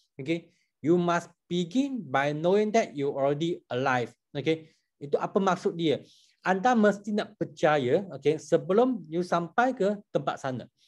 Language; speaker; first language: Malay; non-native, local second language; Chinese